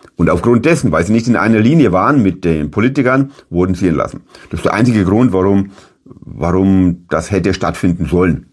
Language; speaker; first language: German; native; German